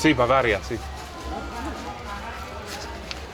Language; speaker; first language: Spanish; non-native, learner; English